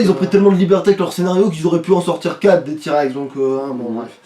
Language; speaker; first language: French; native; French